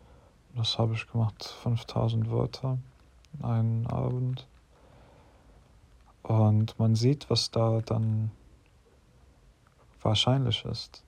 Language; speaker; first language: German; non-native, fluent; English